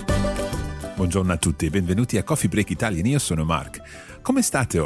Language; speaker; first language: Italian; non-native, fluent; English